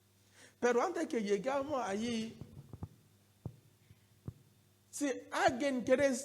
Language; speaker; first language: Spanish; non-native, learner; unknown